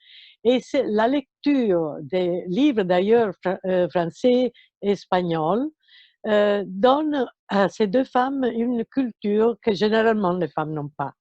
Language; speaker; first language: French; non-native, fluent; Italian